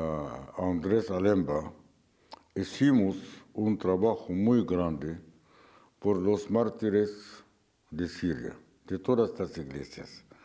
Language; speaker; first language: Spanish; non-native, fluent; Arabic